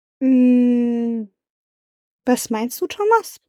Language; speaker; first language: German; non-native, learner; French